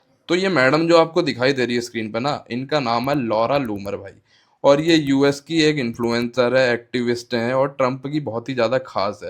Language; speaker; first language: Hindi; native; Hindi